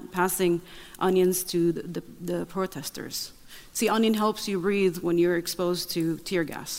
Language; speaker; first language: English; non-native, fluent; Arabic